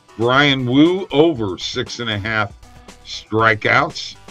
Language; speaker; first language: English; native; English